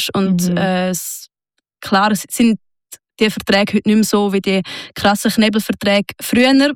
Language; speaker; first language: German; native; German